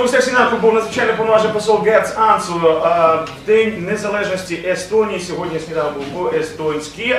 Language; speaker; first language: Ukrainian; native; Ukrainian